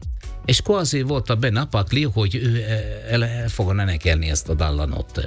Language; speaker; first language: Hungarian; non-native, learner; Italian